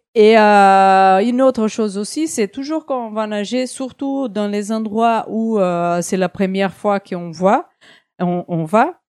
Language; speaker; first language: French; non-native, fluent; Portuguese